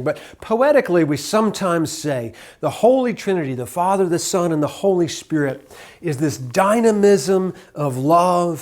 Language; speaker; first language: English; native; English